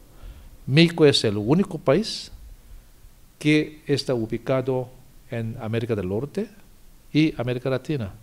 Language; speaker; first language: Spanish; non-native, fluent; Korean